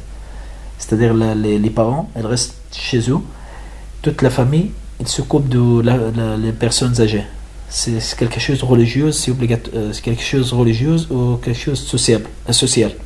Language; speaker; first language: French; non-native, learner; Arabic